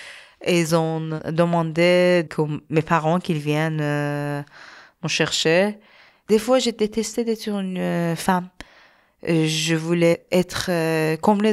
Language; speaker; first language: French; non-native, learner; Persian